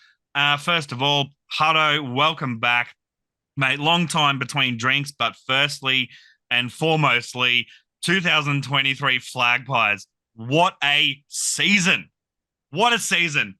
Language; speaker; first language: English; native; English